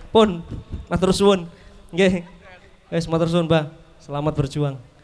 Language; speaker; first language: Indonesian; native; Indonesian